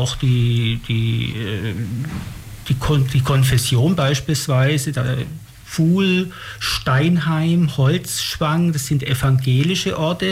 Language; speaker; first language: German; native; German